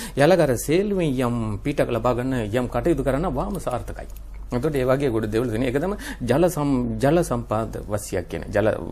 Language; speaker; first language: Sinhala; non-native, fluent; Tamil